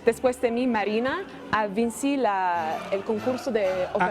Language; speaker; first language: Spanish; non-native, fluent; Italian